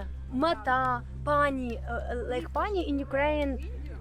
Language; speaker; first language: English; non-native, learner; Ukrainian